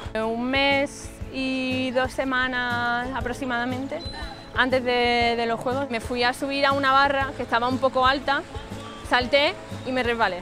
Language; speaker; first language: Spanish; native; Spanish